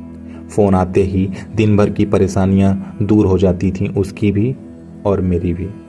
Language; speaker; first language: Hindi; native; Hindi